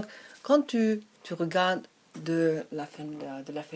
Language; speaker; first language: French; non-native, learner; German